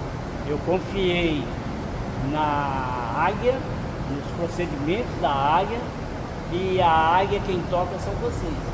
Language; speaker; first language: Portuguese; native; Portuguese